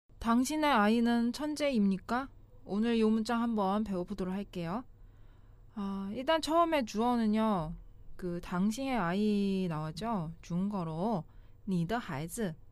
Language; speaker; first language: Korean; non-native, fluent; Chinese